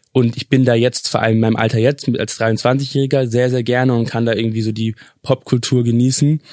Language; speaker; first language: German; early bilingual, other home language; English